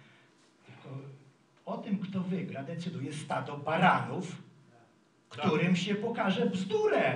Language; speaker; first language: Polish; native; Polish